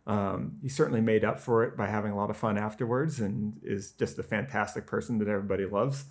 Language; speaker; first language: English; native; English